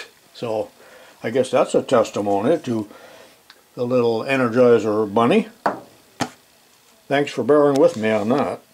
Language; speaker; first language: English; native; English